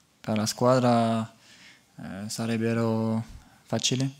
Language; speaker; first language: Italian; non-native, learner; French